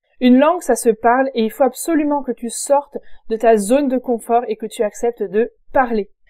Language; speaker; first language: French; native; French